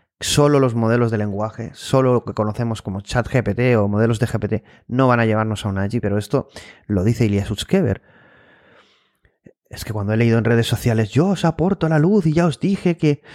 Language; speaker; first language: Spanish; native; Spanish